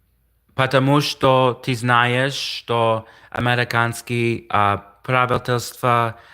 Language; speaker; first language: Russian; non-native, learner; English